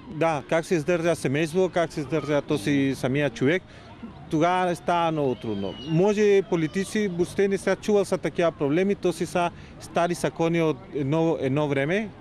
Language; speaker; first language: Bulgarian; non-native, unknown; Spanish